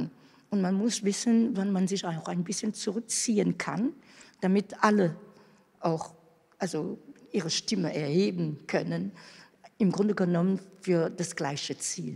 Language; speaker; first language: German; non-native, fluent; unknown